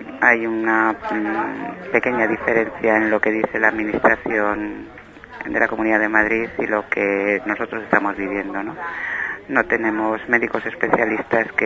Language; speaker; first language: Spanish; native; Spanish